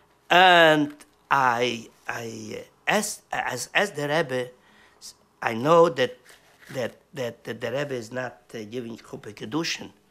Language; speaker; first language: English; non-native, learner; Yiddish